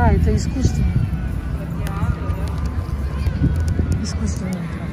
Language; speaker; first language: Russian; native; Russian